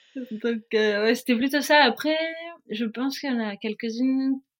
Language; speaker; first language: French; native; French